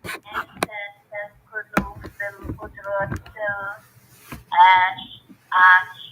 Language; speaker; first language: Arabic; non-native, learner; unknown